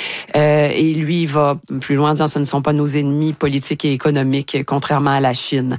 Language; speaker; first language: French; native; French